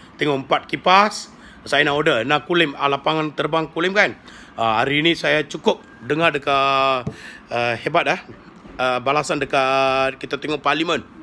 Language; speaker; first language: Malay; non-native, local second language; Tamil